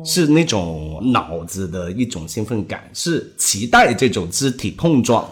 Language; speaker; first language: Chinese; non-native, local second language; Cantonese